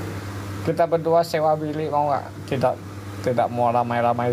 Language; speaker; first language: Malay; non-native, local second language; Hakka Chinese